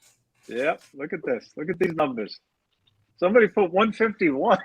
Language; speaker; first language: English; native; English